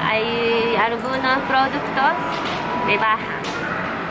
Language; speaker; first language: Spanish; non-native, learner; Japanese